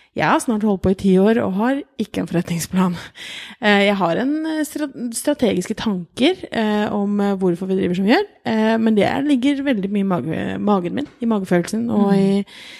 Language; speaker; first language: Norwegian; native; Norwegian